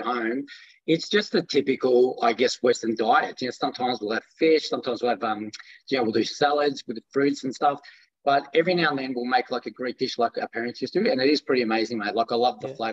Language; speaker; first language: English; early bilingual, other home language; Greek